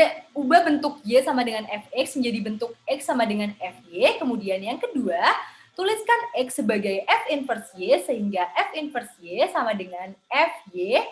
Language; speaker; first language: Indonesian; native; Indonesian